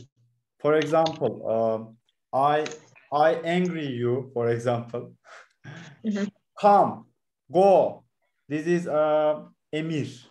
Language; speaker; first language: English; non-native, learner; Turkish